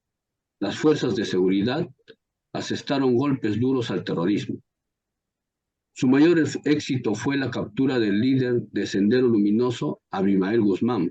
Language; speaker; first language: Spanish; native; Spanish